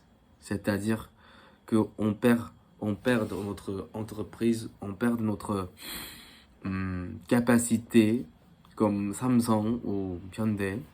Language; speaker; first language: French; non-native, fluent; Korean